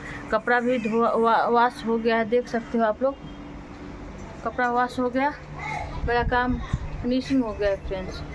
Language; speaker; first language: Hindi; non-native, local second language; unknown